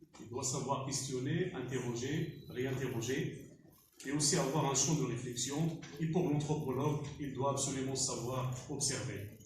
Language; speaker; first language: French; non-native, local second language; Berber languages